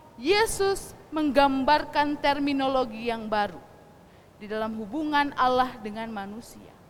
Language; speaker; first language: Indonesian; non-native, local second language; Sundanese